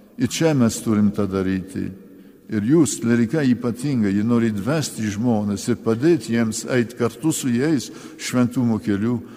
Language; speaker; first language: Lithuanian; early bilingual, heritage; Lithuanian